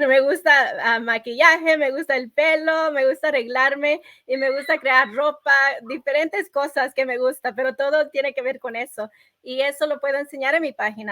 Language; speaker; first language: Spanish; early bilingual, other home language; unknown